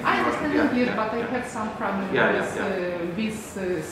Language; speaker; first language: English; non-native, learner; Russian